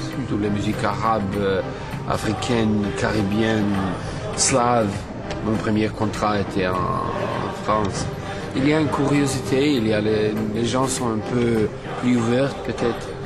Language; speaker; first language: French; non-native, fluent; Serbian